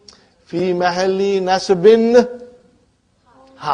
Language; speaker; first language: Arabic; non-native, fluent; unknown